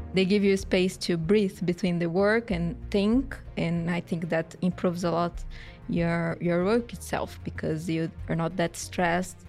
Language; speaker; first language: English; non-native, fluent; Portuguese